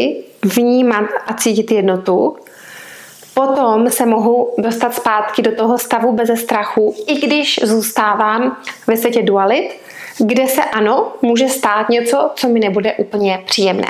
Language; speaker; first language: Czech; native; Czech